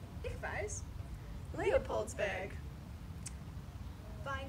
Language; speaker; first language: German; non-native, learner; English